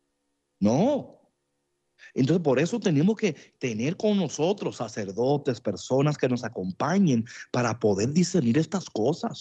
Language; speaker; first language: Spanish; native; Spanish